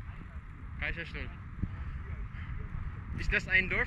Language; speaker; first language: German; non-native, learner; Filipino